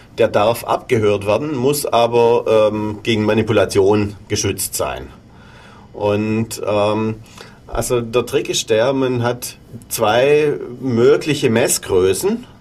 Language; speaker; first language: German; native; German